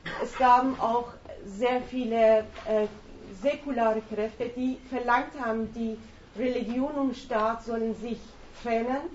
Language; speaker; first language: German; non-native, fluent; Persian